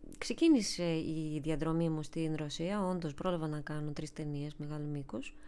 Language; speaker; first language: Greek; non-native, fluent; Russian